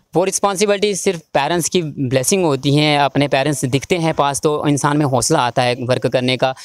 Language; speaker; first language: Hindi; native; Hindi